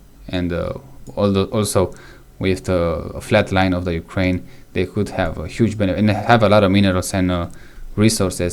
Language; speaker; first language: English; non-native, fluent; Romanian